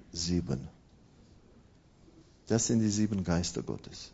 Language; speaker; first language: German; non-native, fluent; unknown